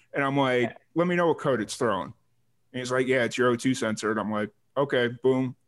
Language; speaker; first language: English; native; English